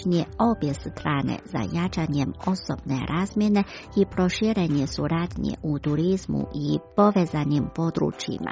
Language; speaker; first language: Croatian; non-native, fluent; Chinese